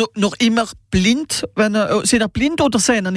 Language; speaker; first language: German; non-native, local second language; Swiss German